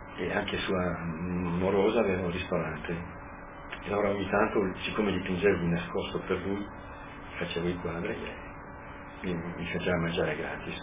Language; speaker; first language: Italian; non-native, local second language; Friulian